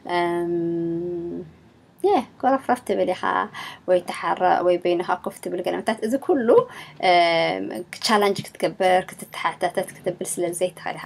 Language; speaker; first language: Tigrinya; native; Tigrinya